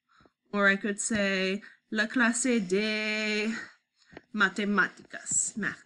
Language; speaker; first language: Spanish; non-native, fluent; English